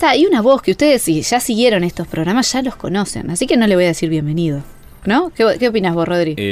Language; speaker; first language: Spanish; native; Spanish